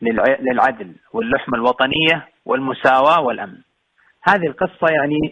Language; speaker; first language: Arabic; native; Arabic